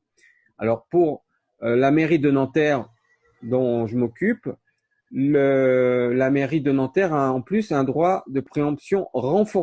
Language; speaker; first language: French; native; French